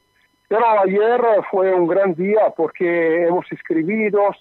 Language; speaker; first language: Spanish; non-native, learner; Italian